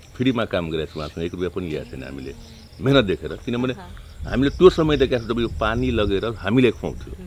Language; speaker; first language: Nepali; non-native, local second language; Maithili